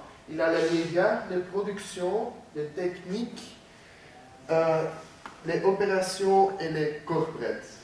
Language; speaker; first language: French; non-native, learner; Dutch